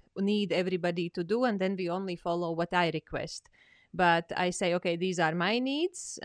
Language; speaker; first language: English; non-native, fluent; Latvian